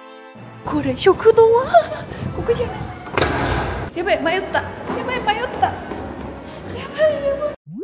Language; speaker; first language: Japanese; native; Japanese